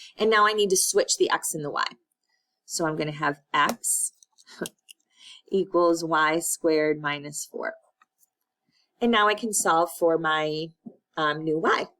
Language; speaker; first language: English; native; English